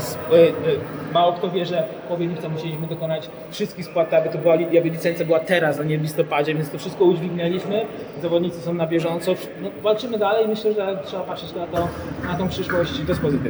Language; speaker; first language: Polish; native; Polish